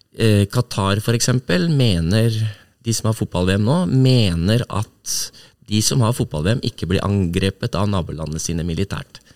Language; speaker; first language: Norwegian; native; Norwegian